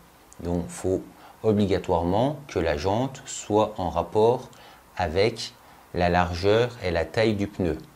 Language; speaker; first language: French; native; French